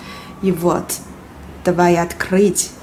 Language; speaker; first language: Russian; non-native, learner; Chinese